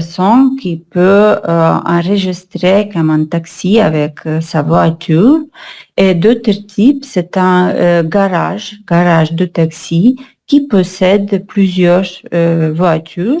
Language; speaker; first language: French; non-native, learner; Russian